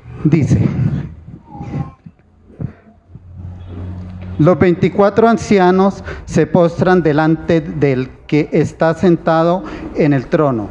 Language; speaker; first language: Spanish; native; Spanish